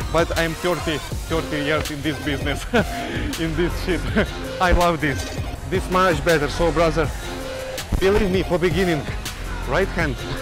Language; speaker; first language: English; non-native, learner; Russian